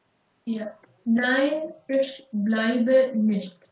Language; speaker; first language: German; non-native, learner; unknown